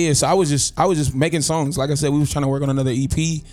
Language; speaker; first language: English; native; English